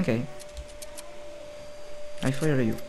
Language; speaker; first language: English; non-native, learner; French